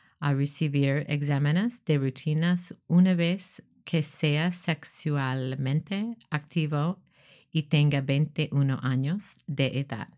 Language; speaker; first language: Spanish; non-native, learner; English